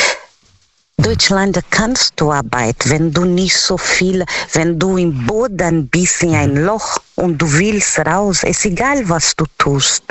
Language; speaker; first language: German; non-native, learner; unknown